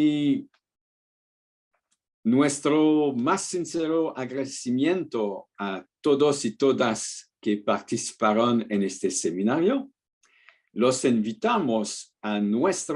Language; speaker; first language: Spanish; non-native, fluent; French